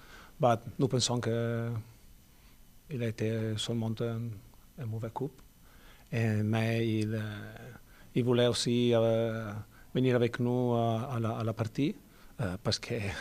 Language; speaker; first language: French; non-native, learner; Italian